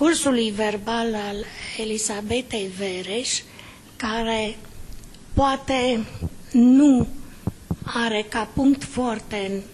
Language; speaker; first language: Romanian; native; Romanian